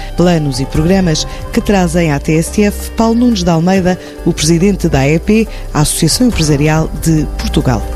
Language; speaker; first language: Portuguese; native; Portuguese